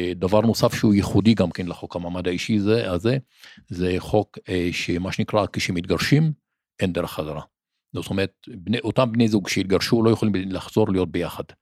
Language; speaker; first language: Hebrew; non-native, local second language; Arabic